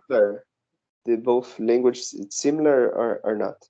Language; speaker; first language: English; non-native, learner; Portuguese